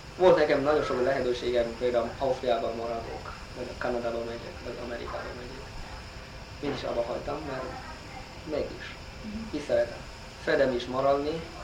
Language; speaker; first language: Hungarian; non-native, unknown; Chinese